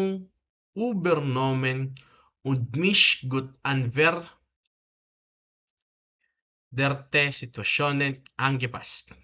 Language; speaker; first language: German; non-native, learner; Filipino